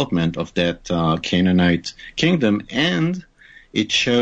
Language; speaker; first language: English; non-native, fluent; Hebrew